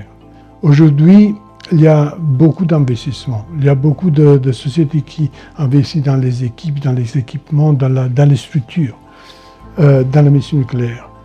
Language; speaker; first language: French; non-native, fluent; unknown